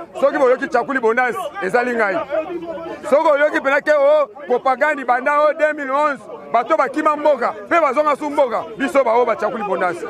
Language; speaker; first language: Lingala; non-native, local second language; Kongo